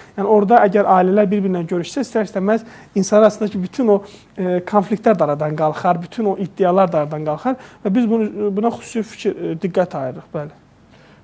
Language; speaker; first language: Azerbaijani; native; Azerbaijani